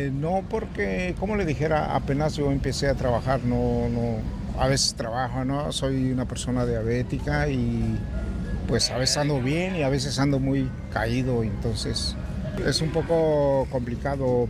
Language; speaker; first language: Spanish; non-native, learner; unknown